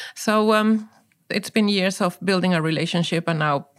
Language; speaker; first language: English; non-native, fluent; Spanish